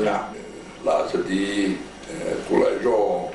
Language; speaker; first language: Chinese; non-native, local second language; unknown